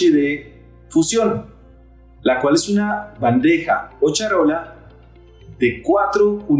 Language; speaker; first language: Spanish; native; Spanish